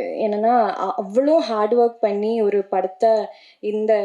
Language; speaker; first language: Tamil; non-native, learner; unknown